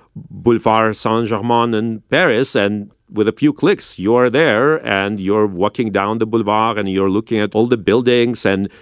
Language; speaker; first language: English; non-native, fluent; Russian